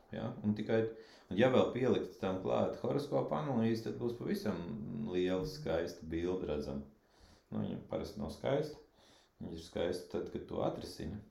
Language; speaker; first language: Latvian; non-native, local second language; Russian